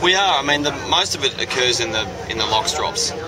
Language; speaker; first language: English; native; English